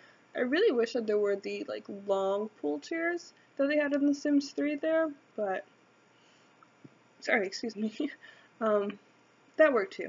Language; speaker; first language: English; native; English